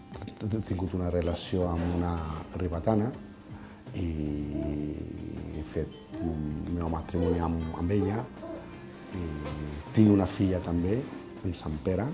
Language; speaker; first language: Catalan; non-native, fluent; Bangla